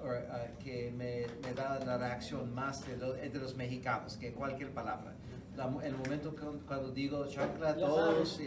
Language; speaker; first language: Spanish; non-native, fluent; English